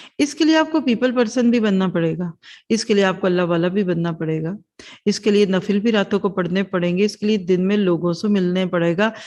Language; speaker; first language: Urdu; non-native, local second language; Punjabi